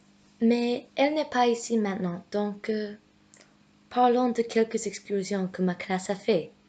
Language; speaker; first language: French; non-native, fluent; English